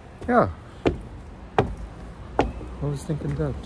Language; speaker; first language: English; non-native, fluent; Korean